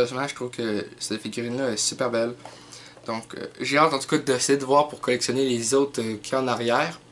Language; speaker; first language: French; native; French